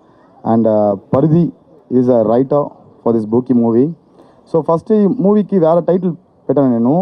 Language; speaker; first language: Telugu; non-native, learner; Tamil